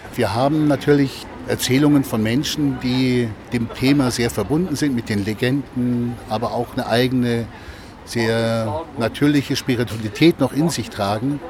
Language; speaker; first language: German; native; German